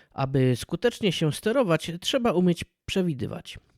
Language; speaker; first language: Polish; native; Polish